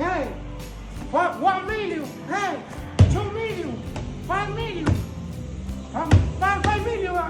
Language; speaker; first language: English; non-native, learner; Spanish